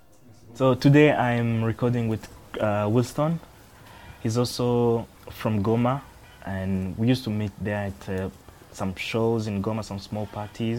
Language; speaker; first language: English; non-native, learner; French